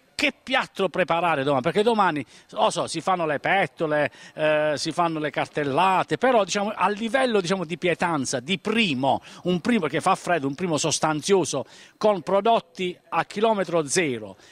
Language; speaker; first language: Italian; native; Italian